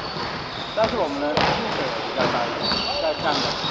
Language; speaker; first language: Chinese; non-native, local second language; Cantonese